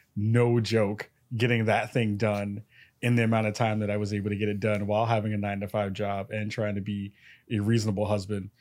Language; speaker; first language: English; native; English